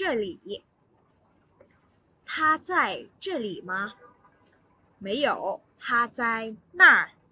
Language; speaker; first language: Chinese; non-native, fluent; Vietnamese